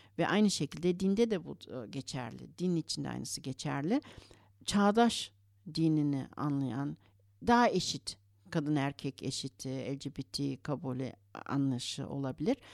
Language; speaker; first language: Turkish; early bilingual, heritage; Turkish